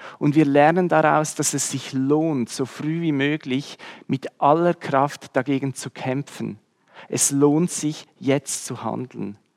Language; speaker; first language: German; native; German